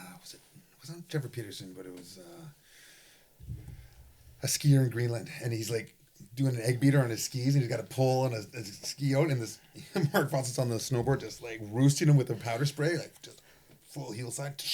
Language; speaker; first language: English; native; English